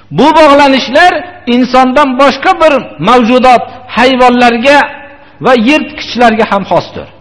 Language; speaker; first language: Uzbek; native; Uzbek